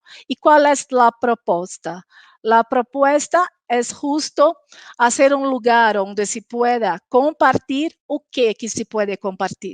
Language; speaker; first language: Spanish; non-native, local second language; Portuguese